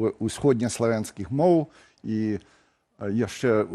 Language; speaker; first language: Belarusian; non-native, fluent; English